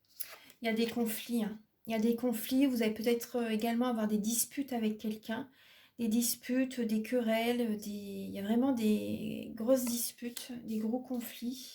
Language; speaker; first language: French; native; French